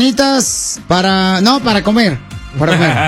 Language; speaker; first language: Spanish; native; Spanish